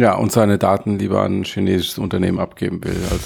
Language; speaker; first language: German; native; German